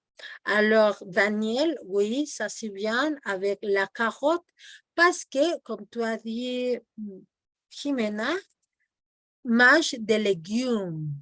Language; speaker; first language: French; non-native, fluent; Spanish